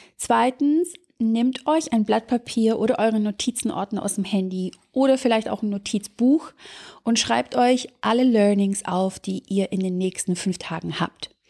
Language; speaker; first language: German; early bilingual, other home language; Serbian